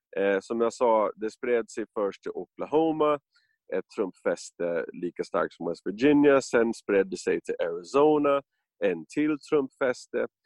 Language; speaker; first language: Swedish; non-native, fluent; English